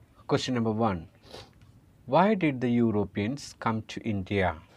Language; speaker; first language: English; non-native, local second language; Malayalam